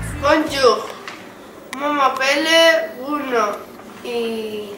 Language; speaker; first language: French; non-native, learner; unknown